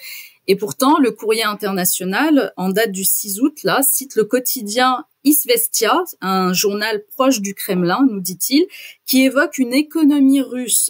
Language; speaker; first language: French; native; French